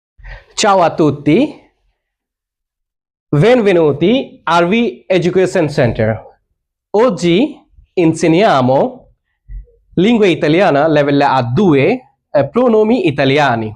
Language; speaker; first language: Italian; non-native, learner; Bangla